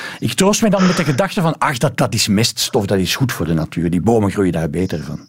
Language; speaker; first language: Dutch; native; Dutch